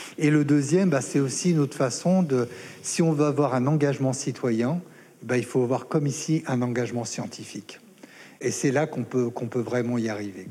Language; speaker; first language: French; native; French